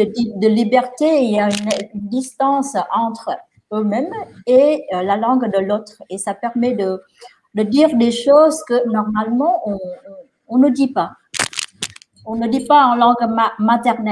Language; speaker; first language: French; non-native, fluent; Vietnamese